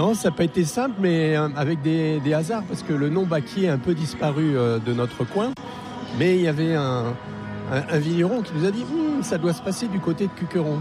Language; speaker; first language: French; native; French